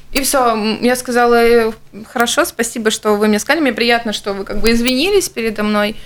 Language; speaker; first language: Russian; native; Russian